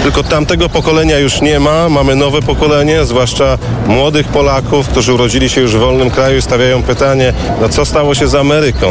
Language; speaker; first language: Polish; native; Polish